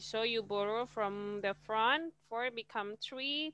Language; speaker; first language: English; non-native, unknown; Indonesian